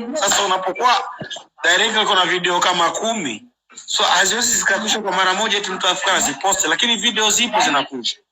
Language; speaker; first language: Swahili; non-native, local second language; Rundi